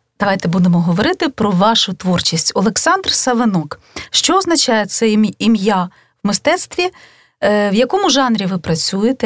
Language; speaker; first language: Ukrainian; native; Ukrainian